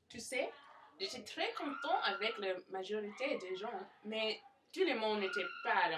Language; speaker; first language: French; non-native, learner; English